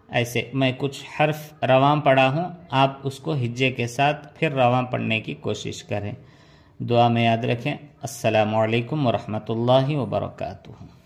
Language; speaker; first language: Urdu; native; Urdu